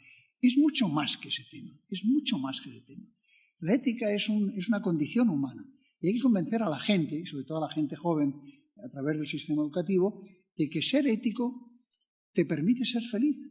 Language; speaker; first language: Spanish; native; Spanish